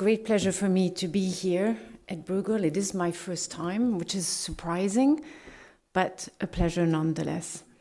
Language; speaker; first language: English; non-native, fluent; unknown